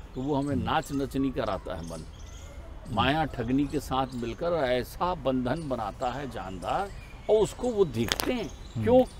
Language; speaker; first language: Hindi; native; Hindi